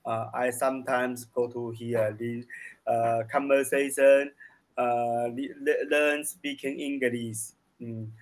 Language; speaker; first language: English; non-native, learner; Chinese